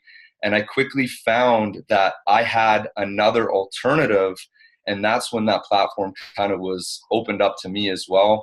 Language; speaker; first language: English; native; English